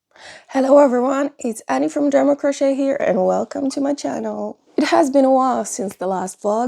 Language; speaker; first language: English; non-native, fluent; French